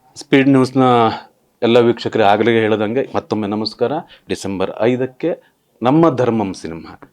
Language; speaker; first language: Kannada; native; Kannada